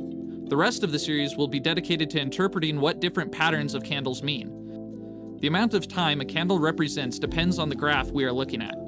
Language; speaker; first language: English; native; English